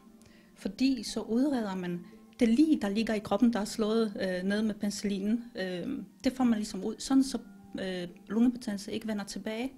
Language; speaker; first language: Danish; non-native, fluent; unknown